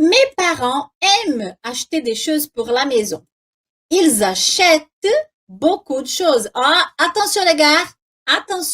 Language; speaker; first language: French; non-native, fluent; Portuguese